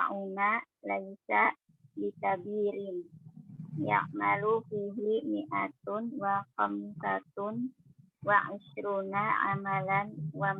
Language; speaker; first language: Arabic; non-native, learner; Indonesian